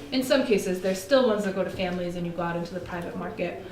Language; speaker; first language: English; native; English